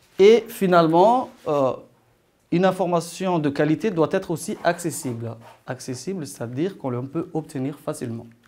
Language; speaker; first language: French; non-native, local second language; Arabic